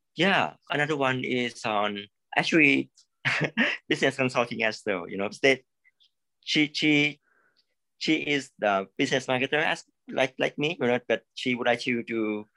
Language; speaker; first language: English; non-native, learner; Thai